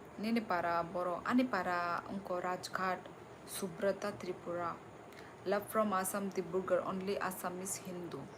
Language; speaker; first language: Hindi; non-native, local second language; Kok Borok